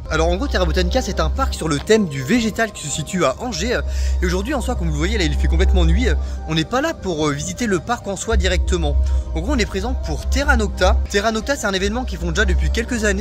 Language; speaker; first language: French; native; French